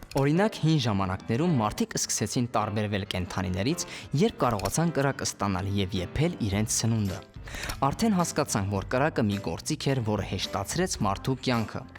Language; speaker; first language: Armenian; early bilingual, heritage; Armenian